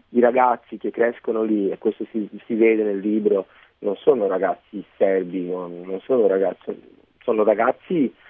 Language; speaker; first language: Italian; early bilingual, other home language; Serbian